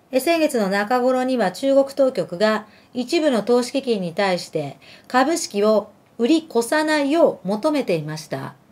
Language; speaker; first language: Japanese; early bilingual, other home language; Arabic